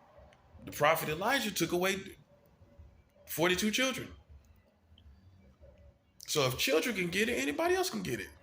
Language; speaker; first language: English; native; English